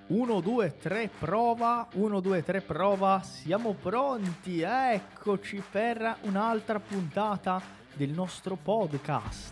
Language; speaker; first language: Italian; non-native, fluent; Portuguese